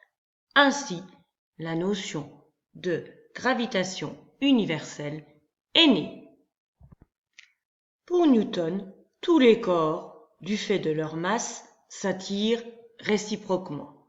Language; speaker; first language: French; native; French